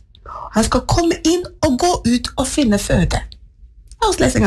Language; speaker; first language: Norwegian; non-native, fluent; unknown